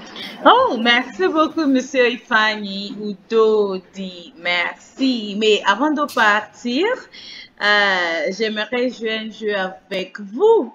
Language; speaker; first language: French; non-native, fluent; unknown